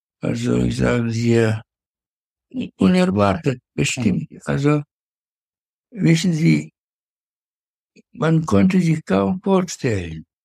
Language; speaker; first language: German; non-native, fluent; Russian